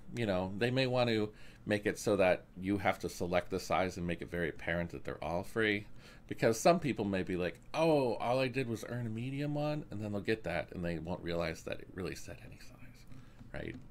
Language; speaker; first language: English; native; English